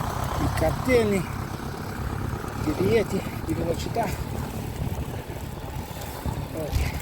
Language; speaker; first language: Italian; non-native, fluent; Romanian